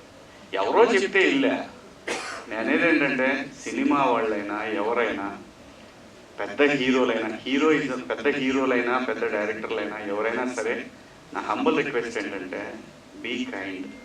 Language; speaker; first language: Telugu; native; Telugu